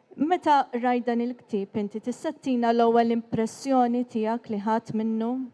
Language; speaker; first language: Maltese; native; Maltese